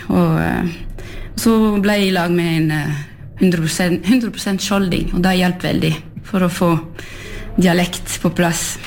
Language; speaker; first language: Norwegian; early bilingual, heritage; French